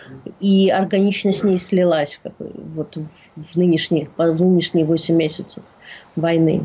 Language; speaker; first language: Russian; native; Russian